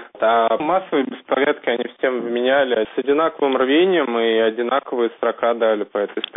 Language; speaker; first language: Russian; native; Russian